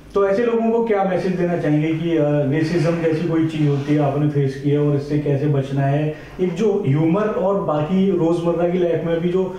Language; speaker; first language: Hindi; native; Hindi